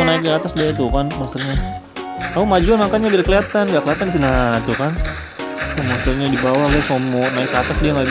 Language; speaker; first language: Indonesian; native; Indonesian